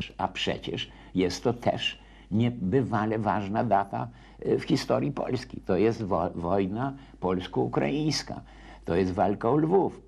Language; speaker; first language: Polish; native; Polish